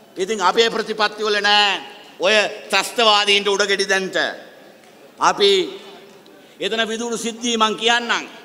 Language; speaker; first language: Sinhala; non-native, local second language; Tamil